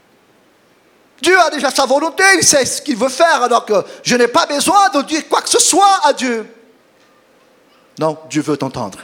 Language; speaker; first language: French; non-native, fluent; Portuguese